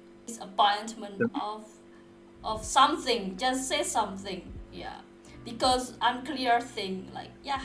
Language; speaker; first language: English; non-native, learner; Indonesian